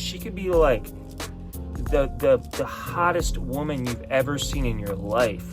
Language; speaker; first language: English; native; English